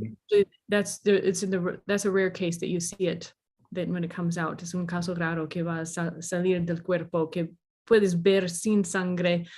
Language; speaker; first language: Spanish; non-native, learner; English